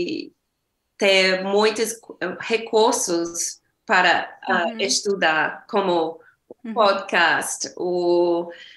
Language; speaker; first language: Portuguese; non-native, learner; English